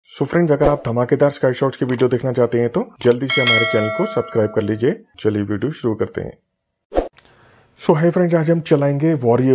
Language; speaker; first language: Hindi; native; Hindi